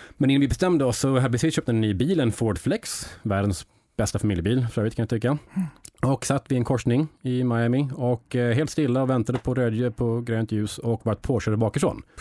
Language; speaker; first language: Swedish; early bilingual, heritage; English